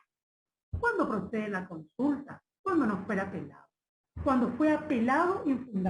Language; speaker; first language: Spanish; native; Spanish